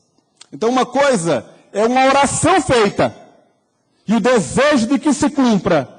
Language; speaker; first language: Portuguese; native; Portuguese